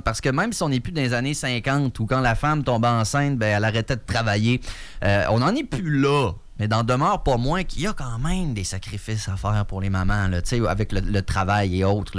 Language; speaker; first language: French; native; French